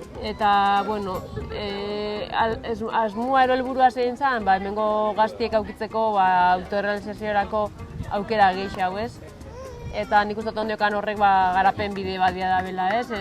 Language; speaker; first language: Basque; native; Basque